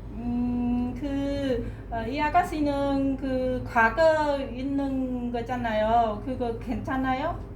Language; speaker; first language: Korean; non-native, fluent; Vietnamese